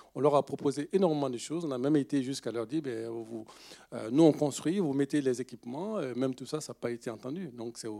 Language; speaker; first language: French; non-native, local second language; Dyula